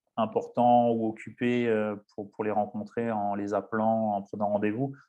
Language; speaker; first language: French; native; French